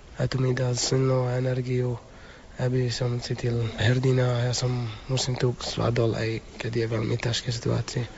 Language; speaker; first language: Slovak; non-native, learner; Arabic